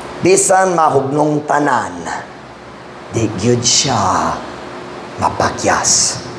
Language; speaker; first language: Cebuano; non-native, fluent; English